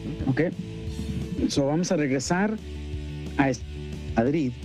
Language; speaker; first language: Spanish; early bilingual, heritage; Spanish